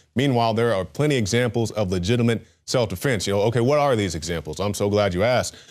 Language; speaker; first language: English; native; English